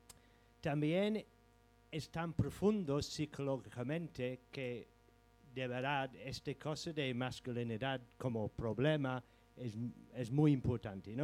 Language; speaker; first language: Spanish; non-native, fluent; English